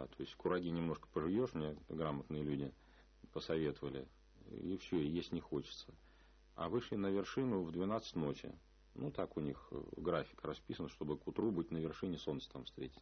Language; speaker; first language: Russian; native; Russian